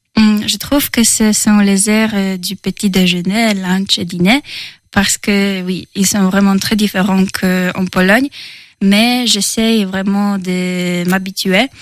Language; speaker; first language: French; non-native, fluent; Polish